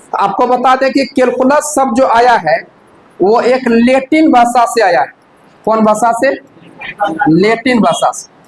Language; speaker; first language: Hindi; native; Hindi